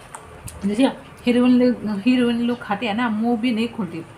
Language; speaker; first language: Hindi; non-native, local second language; Bangla